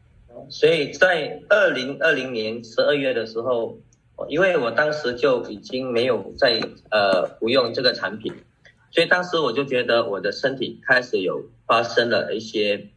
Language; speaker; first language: Chinese; early bilingual, heritage; Chinese